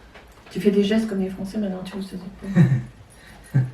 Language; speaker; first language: French; native; French